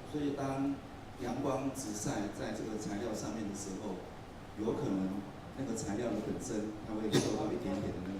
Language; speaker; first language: Chinese; native; Chinese